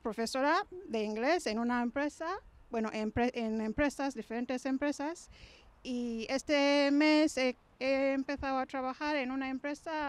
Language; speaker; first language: Spanish; non-native, fluent; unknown